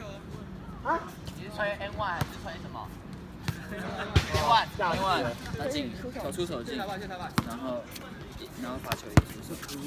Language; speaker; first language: Chinese; native; Chinese